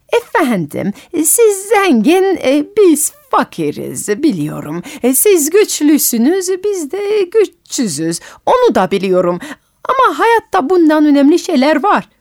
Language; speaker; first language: Turkish; non-native, fluent; French